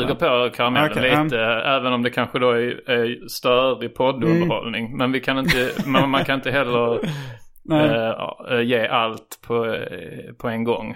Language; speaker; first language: Swedish; native; Swedish